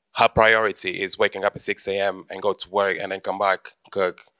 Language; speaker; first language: English; early bilingual, heritage; Portuguese